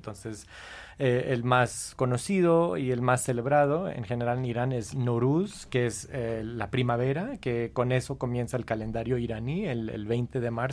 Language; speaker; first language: Spanish; non-native, fluent; English